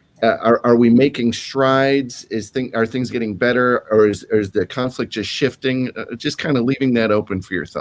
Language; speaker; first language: English; native; English